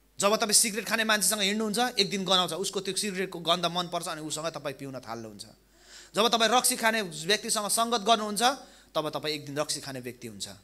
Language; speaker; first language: Nepali; non-native, local second language; Limburgish